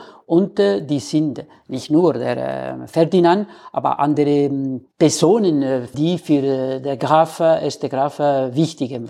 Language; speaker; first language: German; non-native, fluent; Spanish